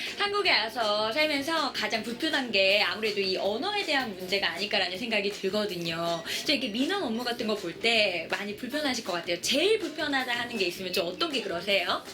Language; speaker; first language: Korean; native; Korean